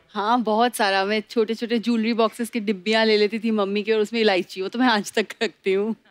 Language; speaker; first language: Hindi; non-native, local second language; Bangla